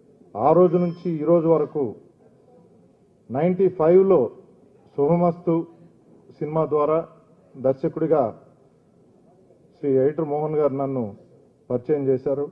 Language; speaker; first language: Telugu; native; Telugu